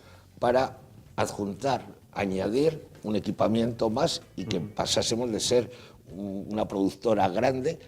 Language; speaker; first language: Spanish; native; Spanish